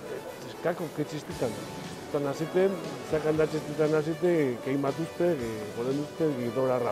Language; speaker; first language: Macedonian; non-native, learner; Spanish